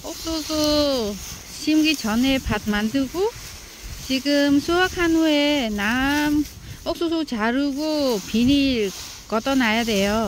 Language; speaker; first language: Korean; non-native, learner; Vietnamese